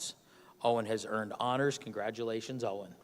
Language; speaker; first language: English; native; English